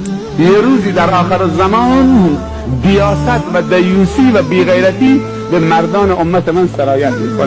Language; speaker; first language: Persian; native; Persian